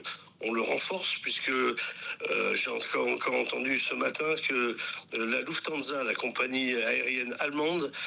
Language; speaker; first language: French; native; French